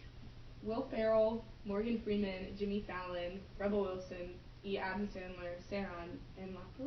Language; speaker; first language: Spanish; non-native, learner; English